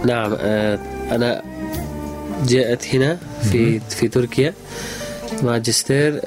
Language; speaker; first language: Arabic; non-native, learner; Urdu